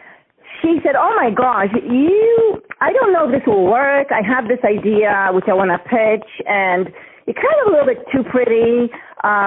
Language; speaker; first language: English; non-native, fluent; Polish